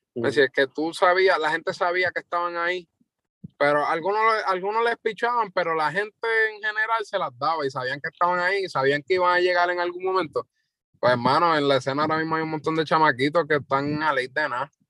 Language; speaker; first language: Spanish; native; Spanish